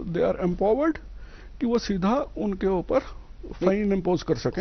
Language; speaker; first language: Hindi; native; Hindi